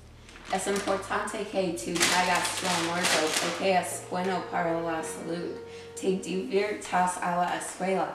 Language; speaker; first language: Spanish; non-native, learner; English